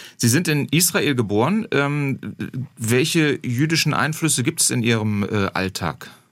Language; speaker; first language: German; native; German